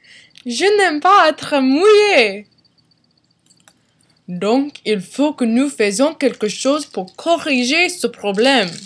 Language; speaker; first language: French; non-native, learner; English